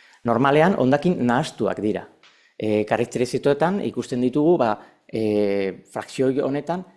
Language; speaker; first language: Basque; non-native, local second language; Spanish